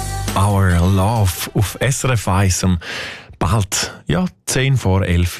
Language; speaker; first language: German; native; German